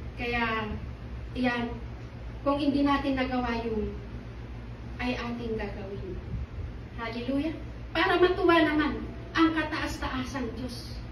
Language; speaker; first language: Filipino; non-native, local second language; Iloko